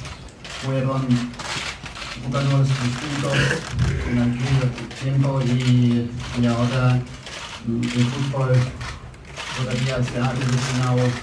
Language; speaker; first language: Spanish; non-native, fluent; German